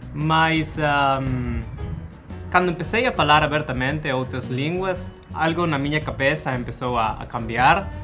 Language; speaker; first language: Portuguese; non-native, learner; Spanish